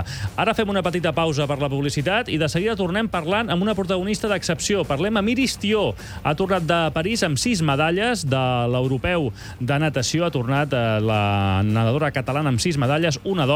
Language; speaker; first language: Catalan; native; Catalan